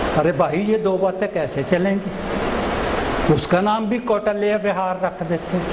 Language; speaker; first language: Hindi; non-native, local second language; Punjabi